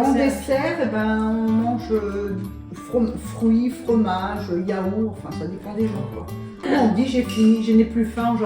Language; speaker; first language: French; native; French